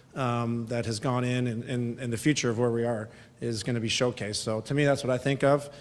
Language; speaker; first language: English; native; English